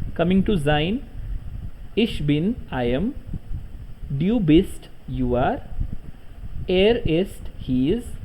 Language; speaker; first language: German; non-native, learner; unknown